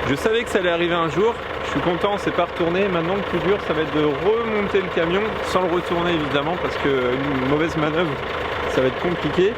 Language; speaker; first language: French; native; French